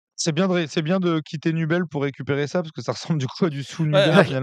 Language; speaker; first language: French; native; French